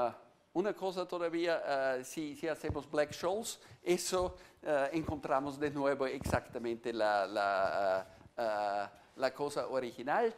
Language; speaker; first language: Spanish; non-native, fluent; German